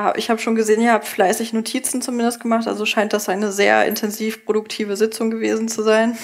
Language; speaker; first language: German; native; German